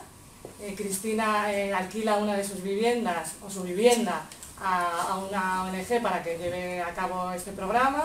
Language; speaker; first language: Spanish; native; Spanish